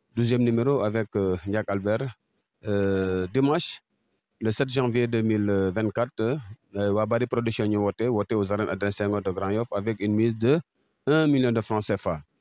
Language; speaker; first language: French; non-native, local second language; Wolof